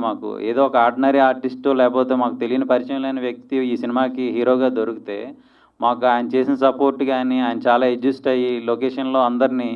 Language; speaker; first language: Telugu; native; Telugu